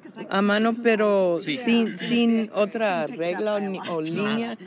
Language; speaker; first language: Spanish; non-native, fluent; English